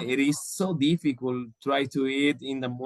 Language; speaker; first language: English; non-native, learner; Spanish